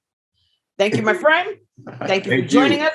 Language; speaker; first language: English; native; English